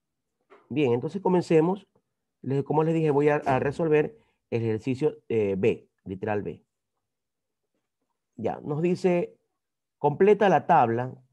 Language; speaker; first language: Spanish; native; Spanish